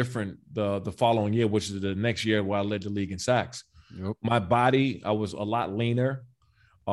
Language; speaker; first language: English; native; English